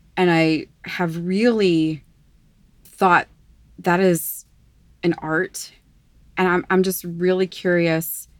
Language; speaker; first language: English; native; English